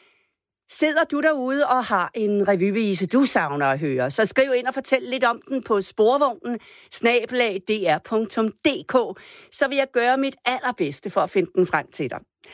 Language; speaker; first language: Danish; native; Danish